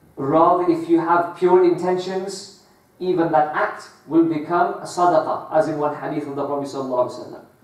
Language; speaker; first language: English; early bilingual, other home language; Urdu